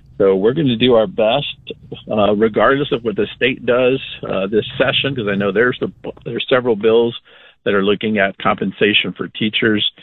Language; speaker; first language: English; native; English